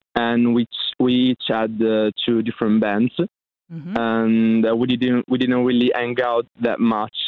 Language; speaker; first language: English; non-native, fluent; Italian